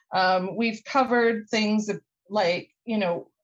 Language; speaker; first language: English; native; English